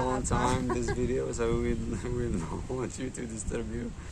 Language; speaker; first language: English; non-native, learner; Arabic